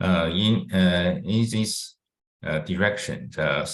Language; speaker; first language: English; non-native, fluent; Chinese